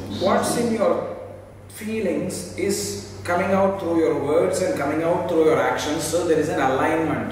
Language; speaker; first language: English; non-native, local second language; Tamil